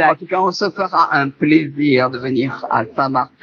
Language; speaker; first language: French; native; French